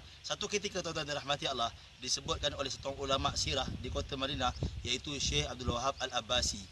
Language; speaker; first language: Malay; native; Malay